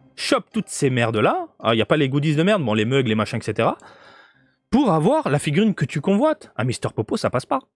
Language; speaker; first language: French; native; French